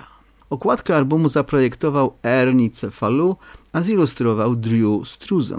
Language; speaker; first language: Polish; native; Polish